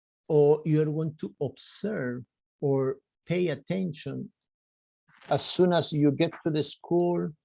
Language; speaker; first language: English; non-native, fluent; Spanish